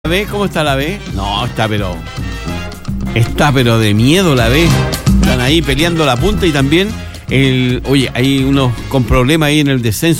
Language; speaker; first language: Spanish; native; Spanish